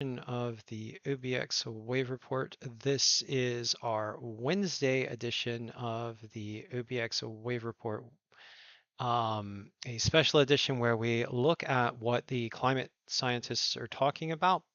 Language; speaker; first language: English; native; English